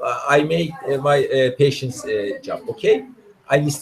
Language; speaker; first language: English; non-native, learner; Turkish